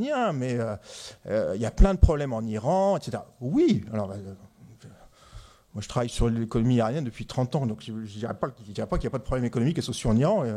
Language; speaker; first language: French; native; French